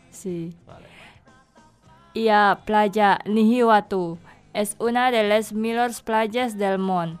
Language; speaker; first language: Catalan; non-native, learner; Indonesian